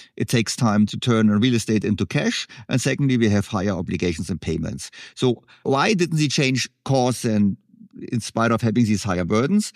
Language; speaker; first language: English; non-native, fluent; German